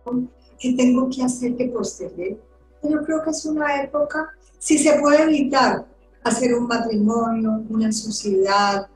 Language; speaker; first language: Spanish; native; Spanish